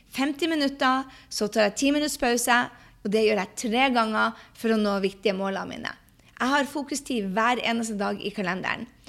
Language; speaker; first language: Norwegian; early bilingual, heritage; Norwegian